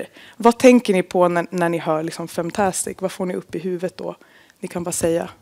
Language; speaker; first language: Swedish; native; Swedish